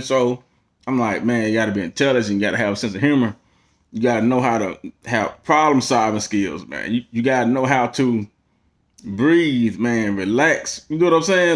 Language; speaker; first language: English; native; English